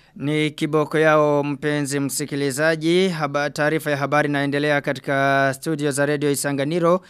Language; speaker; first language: Swahili; non-native, local second language; Rundi